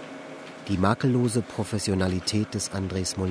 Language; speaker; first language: German; native; German